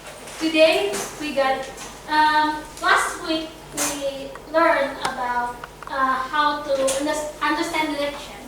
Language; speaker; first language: English; non-native, fluent; Indonesian